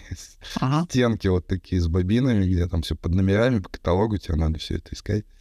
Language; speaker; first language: Russian; native; Russian